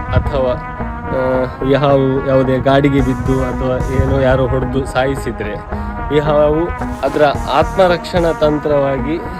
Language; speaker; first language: Kannada; non-native, local second language; Tulu